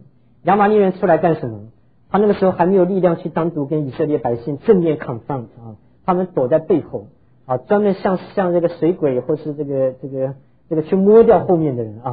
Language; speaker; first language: Chinese; native; Chinese